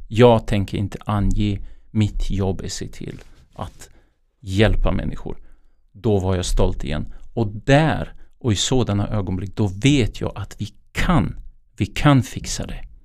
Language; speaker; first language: Swedish; non-native, fluent; Bosnian